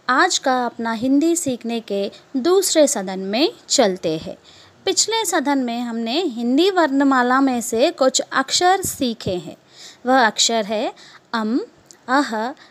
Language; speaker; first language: Hindi; non-native, local second language; Telugu